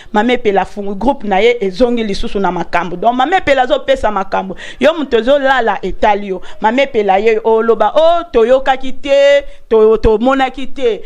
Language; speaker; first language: Lingala; native; Lingala